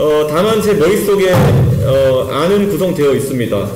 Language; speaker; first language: Korean; native; Korean